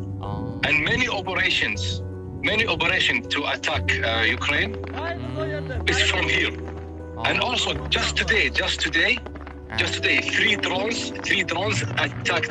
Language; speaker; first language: English; non-native, fluent; Arabic